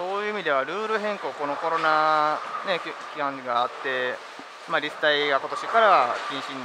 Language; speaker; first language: Japanese; native; Japanese